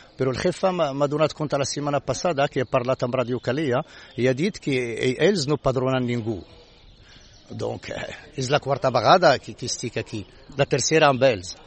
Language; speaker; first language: Catalan; non-native, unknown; Arabic